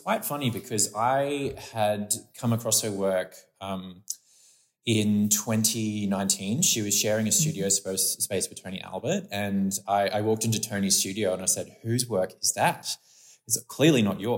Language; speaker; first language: English; native; English